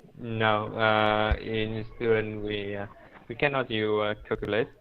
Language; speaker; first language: English; non-native, learner; Vietnamese